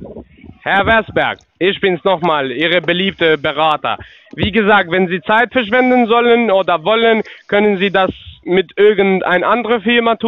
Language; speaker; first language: German; non-native, learner; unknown